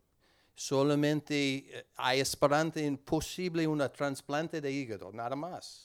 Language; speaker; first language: Spanish; non-native, learner; English